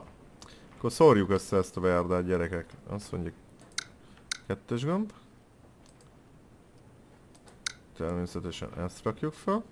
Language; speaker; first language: Hungarian; native; Hungarian